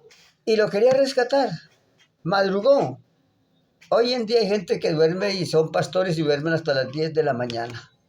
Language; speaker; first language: Spanish; native; Spanish